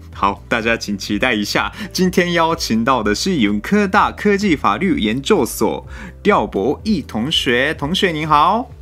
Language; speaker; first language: Chinese; non-native, fluent; Japanese